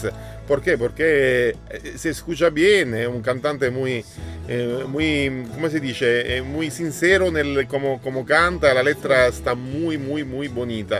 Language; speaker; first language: Spanish; non-native, learner; Italian